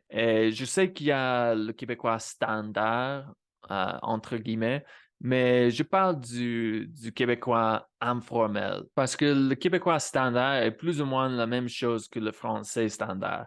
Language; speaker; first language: French; non-native, fluent; English